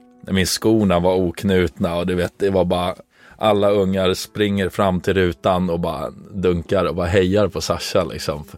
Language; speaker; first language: Swedish; native; Swedish